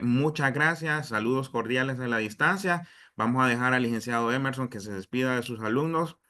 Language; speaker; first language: Spanish; native; Spanish